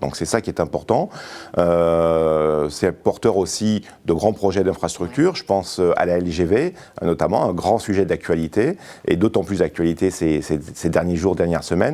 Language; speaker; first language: French; native; French